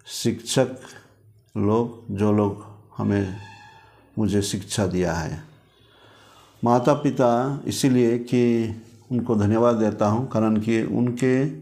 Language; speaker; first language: Hindi; non-native, local second language; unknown